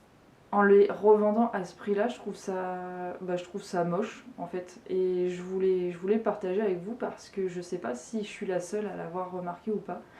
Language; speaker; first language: French; native; French